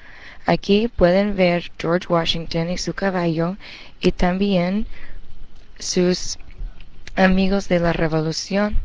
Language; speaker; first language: Spanish; early bilingual, heritage; Spanish